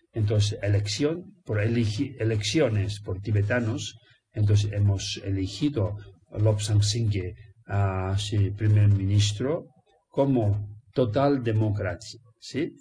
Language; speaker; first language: Spanish; non-native, learner; Tibetan